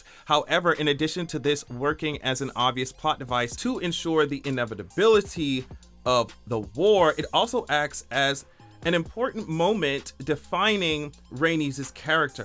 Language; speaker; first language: English; native; English